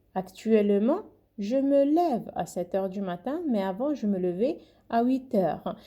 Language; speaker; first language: French; non-native, local second language; Arabic